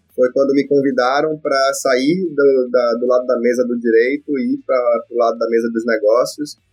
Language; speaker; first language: Portuguese; native; Portuguese